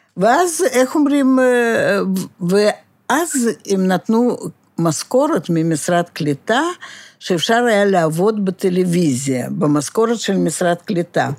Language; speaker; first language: Hebrew; non-native, fluent; Russian